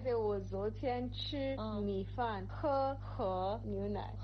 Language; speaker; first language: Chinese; non-native, learner; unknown